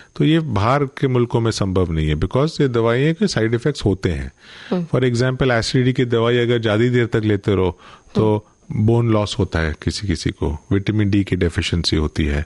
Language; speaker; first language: Hindi; non-native, local second language; Gujarati